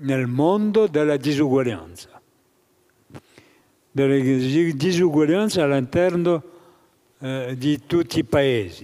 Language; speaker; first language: Italian; non-native, fluent; French